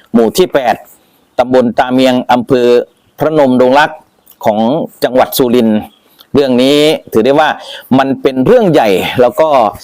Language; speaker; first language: Thai; native; Thai